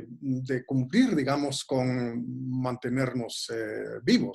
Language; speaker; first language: Spanish; native; Spanish